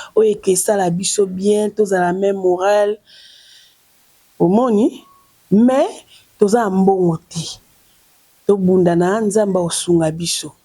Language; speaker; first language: Lingala; native; Lingala